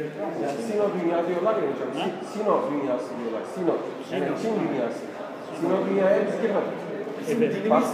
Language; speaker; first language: Turkish; native; Turkish